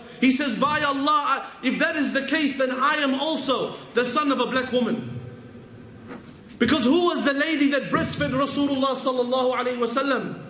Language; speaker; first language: English; native; English